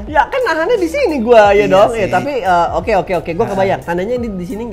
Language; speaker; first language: Indonesian; native; Indonesian